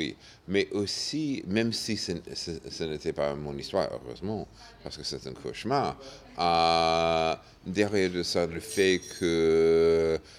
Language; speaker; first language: French; non-native, fluent; English